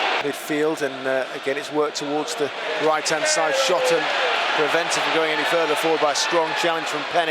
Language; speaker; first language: English; native; English